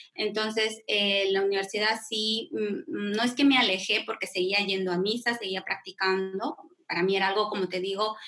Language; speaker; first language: Spanish; native; Spanish